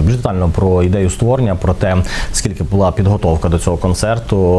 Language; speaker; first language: Ukrainian; native; Ukrainian